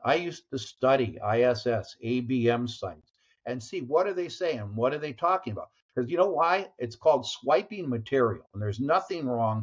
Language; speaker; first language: English; native; English